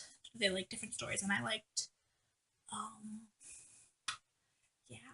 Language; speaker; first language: English; native; English